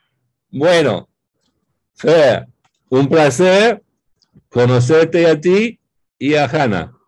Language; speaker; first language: Spanish; non-native, learner; English